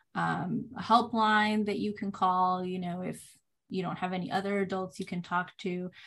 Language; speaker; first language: English; non-native, fluent; Spanish